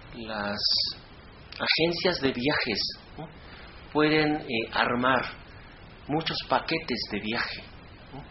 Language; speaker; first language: Spanish; non-native, fluent; Korean